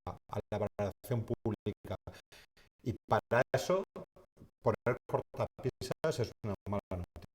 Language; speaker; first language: Spanish; native; Spanish